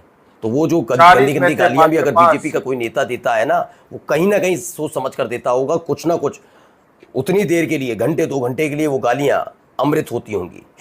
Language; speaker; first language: Hindi; native; Hindi